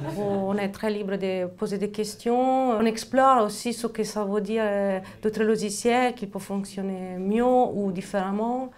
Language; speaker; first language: French; non-native, fluent; Italian